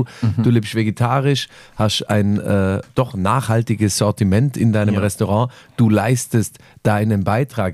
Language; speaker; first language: German; native; German